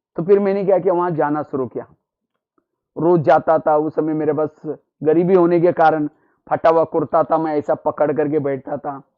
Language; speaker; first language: Hindi; non-native, local second language; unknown